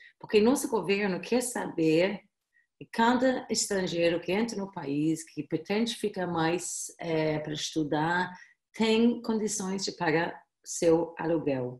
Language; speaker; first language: Portuguese; non-native, fluent; English